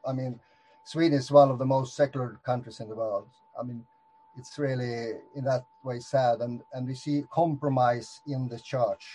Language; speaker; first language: English; non-native, fluent; Swedish